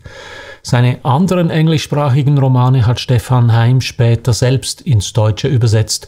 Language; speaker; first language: German; native; German